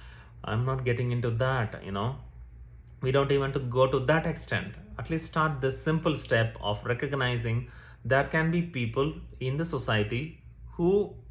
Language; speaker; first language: English; non-native, local second language; Tamil